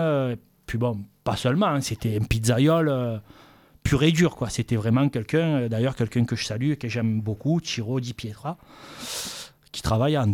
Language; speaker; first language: French; native; French